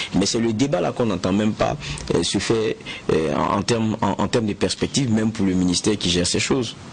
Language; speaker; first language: French; native; French